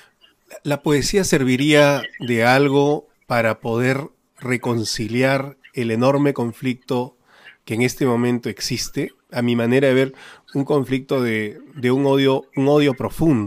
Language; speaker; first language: Spanish; native; Spanish